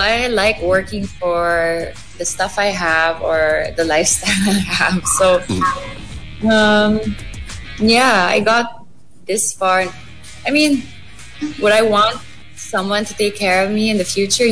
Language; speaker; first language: English; non-native, local second language; Filipino